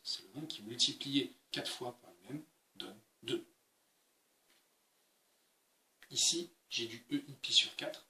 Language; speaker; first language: French; native; French